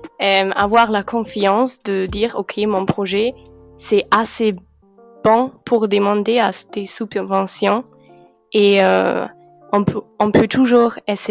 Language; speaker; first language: French; non-native, fluent; German